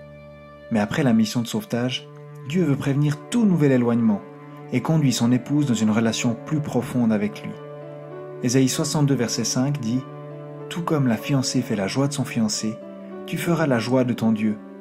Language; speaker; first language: French; native; French